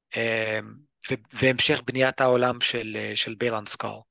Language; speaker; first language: Hebrew; early bilingual, other home language; English